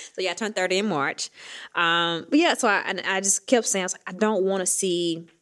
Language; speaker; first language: English; native; English